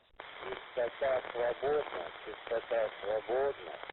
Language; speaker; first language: Russian; native; Russian